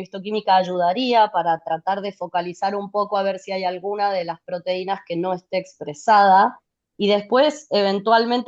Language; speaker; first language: Spanish; native; Spanish